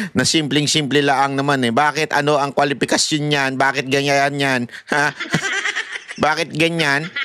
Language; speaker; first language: Filipino; native; Filipino